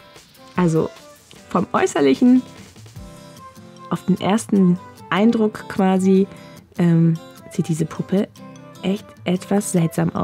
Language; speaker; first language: German; native; German